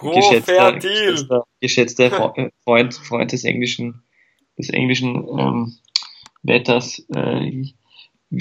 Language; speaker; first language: German; native; German